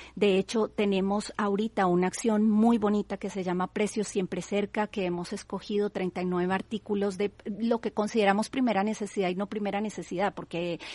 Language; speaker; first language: Spanish; native; Spanish